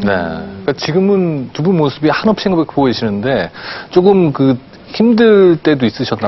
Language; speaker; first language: Korean; native; Korean